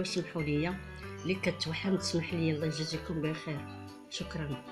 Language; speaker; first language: Arabic; native; Arabic